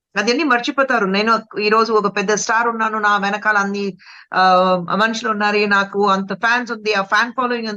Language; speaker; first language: Telugu; non-native, fluent; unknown